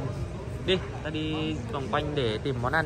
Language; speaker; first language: Vietnamese; native; Vietnamese